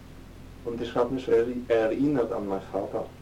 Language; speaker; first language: German; non-native, fluent; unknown